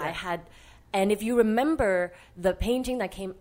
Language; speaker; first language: English; non-native, local second language; Cantonese